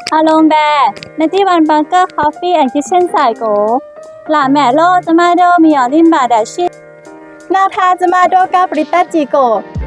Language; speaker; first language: Burmese; non-native, learner; Thai